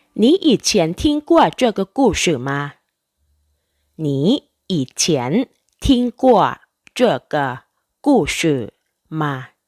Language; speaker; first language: Chinese; non-native, fluent; Thai